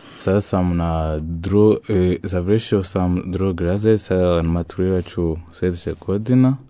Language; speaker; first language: Croatian; non-native, learner; French